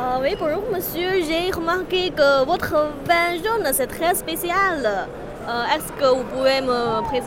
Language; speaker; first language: French; non-native, fluent; Chinese